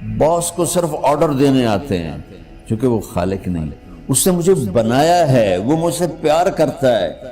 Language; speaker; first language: Urdu; non-native, local second language; Punjabi